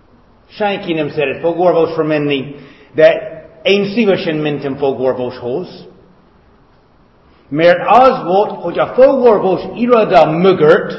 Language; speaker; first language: Hungarian; non-native, fluent; English